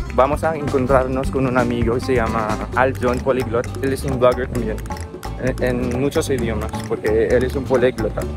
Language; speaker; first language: Spanish; non-native, learner; Filipino